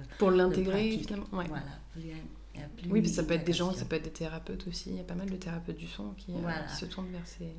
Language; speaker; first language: French; native; French